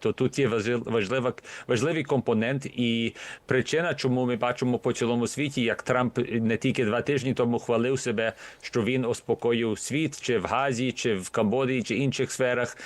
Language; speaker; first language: Ukrainian; early bilingual, heritage; Ukrainian